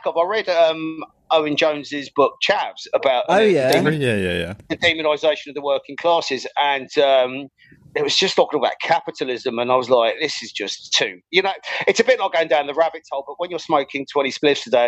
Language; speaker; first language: English; native; English